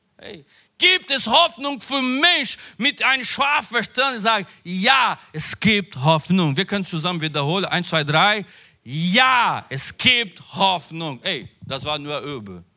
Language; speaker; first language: German; non-native, learner; Portuguese